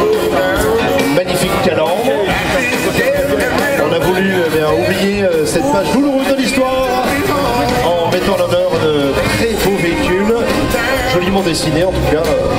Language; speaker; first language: French; native; French